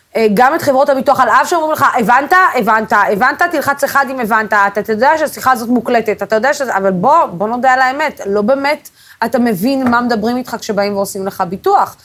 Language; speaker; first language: Hebrew; non-native, local second language; Arabic